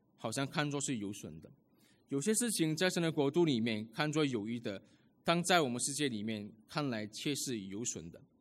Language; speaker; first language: Chinese; early bilingual, heritage; Chinese